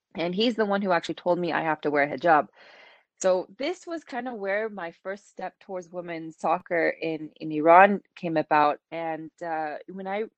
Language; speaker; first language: English; native; English